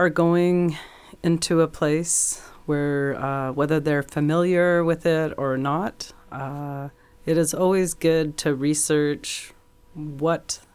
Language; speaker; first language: English; native; English